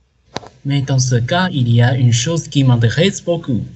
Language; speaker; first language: French; non-native, learner; Chinese